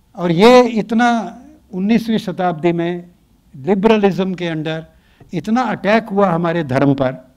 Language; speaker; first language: Hindi; native; Hindi